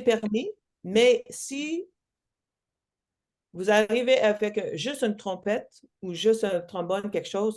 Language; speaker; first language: French; non-native, local second language; English